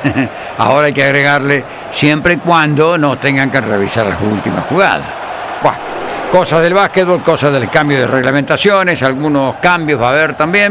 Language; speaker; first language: Spanish; native; Spanish